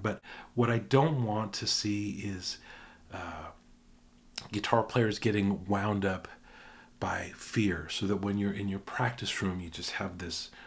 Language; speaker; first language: English; native; English